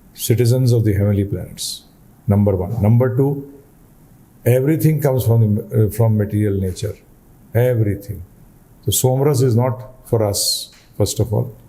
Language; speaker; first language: English; non-native, local second language; Hindi